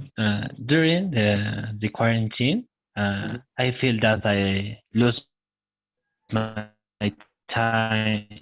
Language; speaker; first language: English; non-native, learner; Spanish